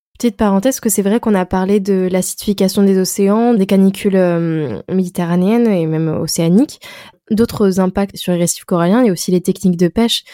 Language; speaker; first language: French; native; French